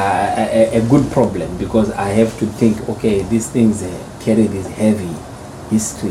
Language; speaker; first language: English; non-native, local second language; Shona